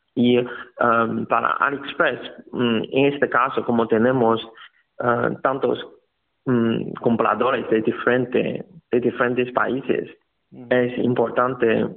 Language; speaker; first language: Spanish; non-native, learner; Chinese